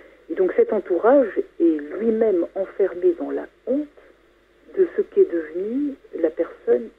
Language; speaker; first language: French; native; French